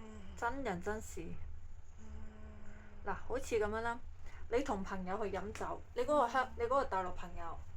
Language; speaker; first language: Cantonese; native; Cantonese